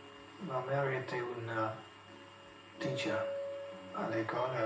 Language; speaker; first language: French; non-native, fluent; English